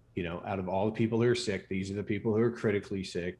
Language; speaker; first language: English; native; English